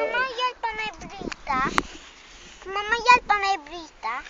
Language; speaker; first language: Swedish; early bilingual, other home language; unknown